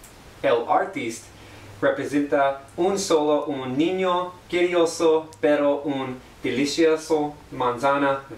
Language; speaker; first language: Spanish; non-native, learner; English